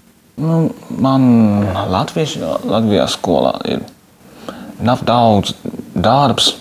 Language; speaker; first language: Latvian; non-native, learner; Chinese